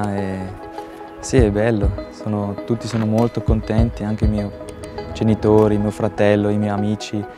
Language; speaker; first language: Italian; non-native, local second language; German